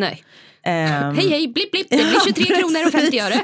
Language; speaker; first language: Swedish; native; Swedish